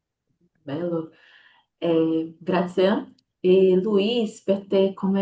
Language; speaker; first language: Italian; non-native, fluent; Portuguese